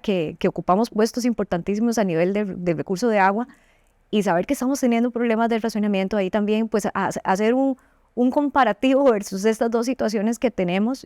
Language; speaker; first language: Spanish; native; Spanish